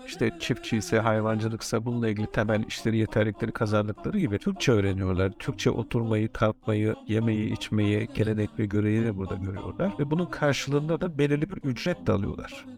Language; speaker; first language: Turkish; native; Turkish